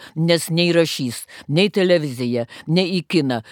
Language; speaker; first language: Lithuanian; native; Lithuanian